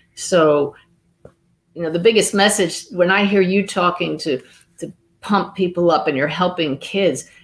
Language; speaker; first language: English; native; English